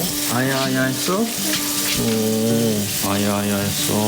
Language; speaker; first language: Korean; early bilingual, heritage; Korean